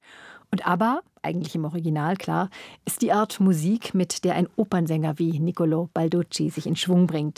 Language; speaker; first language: German; native; German